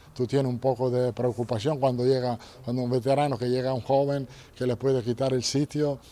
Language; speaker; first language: Spanish; non-native, fluent; Italian